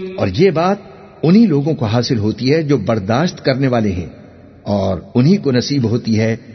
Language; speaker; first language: Urdu; native; Urdu